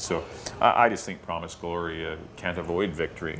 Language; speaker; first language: English; native; English